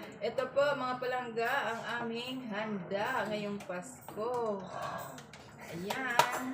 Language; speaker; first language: Filipino; non-native, local second language; Waray